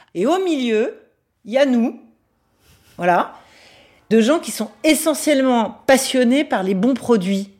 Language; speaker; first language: French; native; French